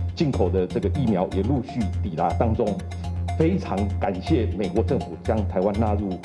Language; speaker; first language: Chinese; native; Chinese